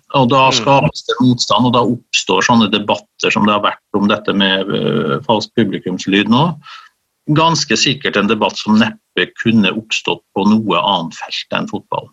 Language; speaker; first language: Norwegian; native; Norwegian